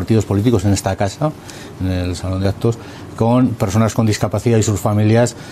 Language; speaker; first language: Spanish; native; Spanish